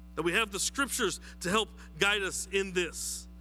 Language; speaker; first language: English; native; English